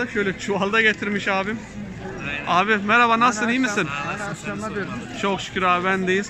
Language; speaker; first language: Turkish; native; Turkish